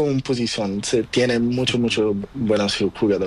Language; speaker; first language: Spanish; non-native, learner; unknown